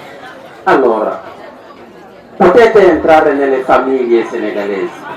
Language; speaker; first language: Italian; non-native, learner; Wolof